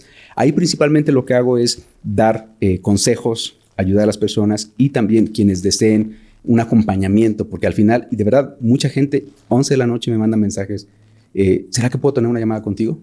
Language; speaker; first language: Spanish; native; Spanish